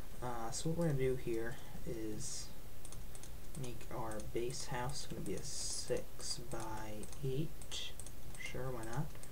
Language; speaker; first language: English; native; English